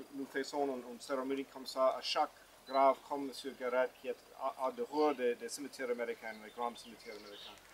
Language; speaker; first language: French; non-native, learner; English